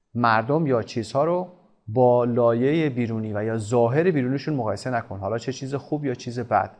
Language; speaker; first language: Persian; native; Persian